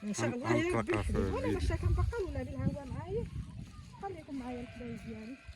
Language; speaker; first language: Arabic; native; Arabic